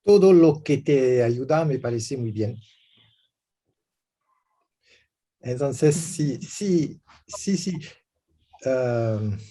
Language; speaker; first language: Spanish; non-native, learner; French